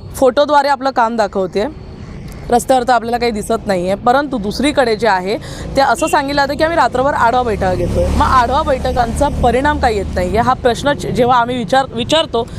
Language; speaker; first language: Marathi; native; Marathi